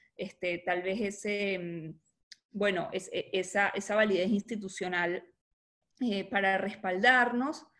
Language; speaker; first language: Spanish; native; Spanish